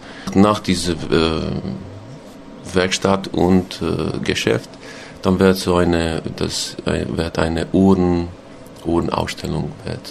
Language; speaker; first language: German; non-native, local second language; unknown